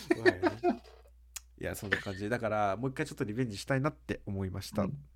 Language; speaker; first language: Japanese; early bilingual, other home language; Portuguese